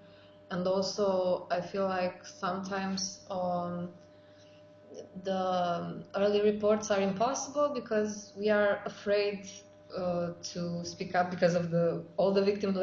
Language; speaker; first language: English; non-native, fluent; Romanian